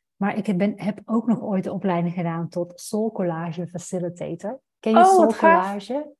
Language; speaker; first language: Dutch; native; Dutch